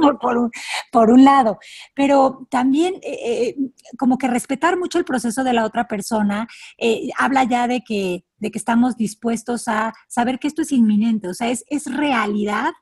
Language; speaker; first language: Spanish; native; Spanish